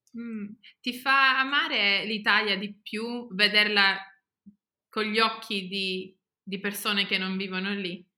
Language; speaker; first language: Italian; early bilingual, heritage; Italian